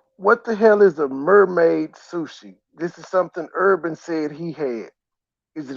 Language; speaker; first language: English; native; English